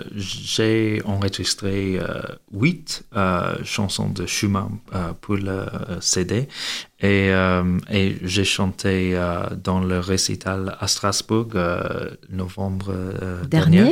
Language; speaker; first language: French; non-native, learner; English